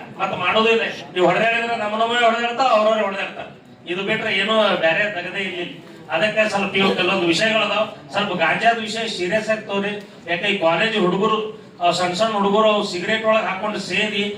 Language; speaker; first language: Kannada; native; Kannada